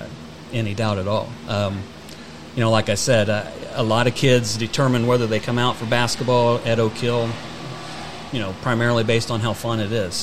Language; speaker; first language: English; native; English